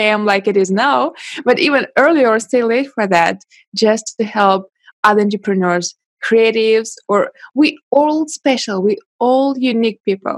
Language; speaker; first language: English; non-native, fluent; Russian